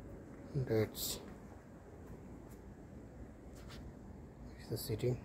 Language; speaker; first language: English; non-native, learner; Nepali